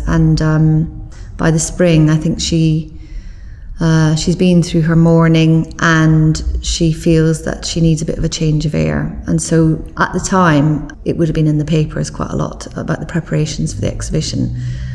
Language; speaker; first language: English; native; English